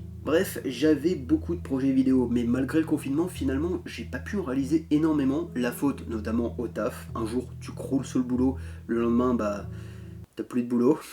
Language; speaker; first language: French; native; French